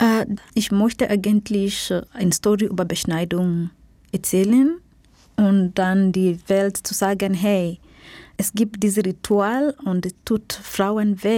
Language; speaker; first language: German; non-native, fluent; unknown